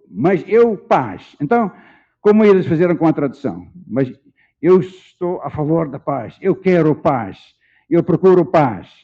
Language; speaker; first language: Portuguese; non-native, fluent; Dutch